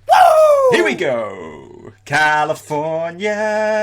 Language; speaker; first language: English; native; English